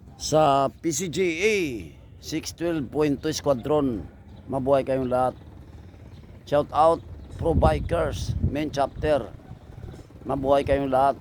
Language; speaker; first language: Filipino; native; Filipino